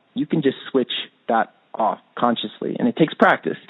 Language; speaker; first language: English; native; English